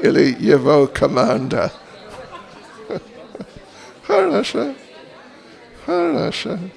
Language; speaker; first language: Russian; non-native, fluent; English